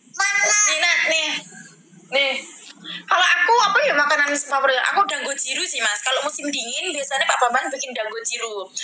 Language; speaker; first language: Indonesian; non-native, local second language; Javanese